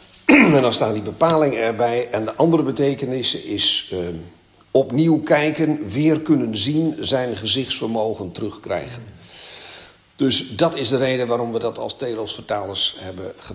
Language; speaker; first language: Dutch; native; Dutch